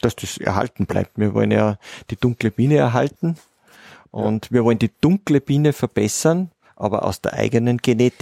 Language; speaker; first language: German; native; German